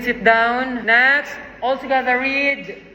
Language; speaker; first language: English; non-native, fluent; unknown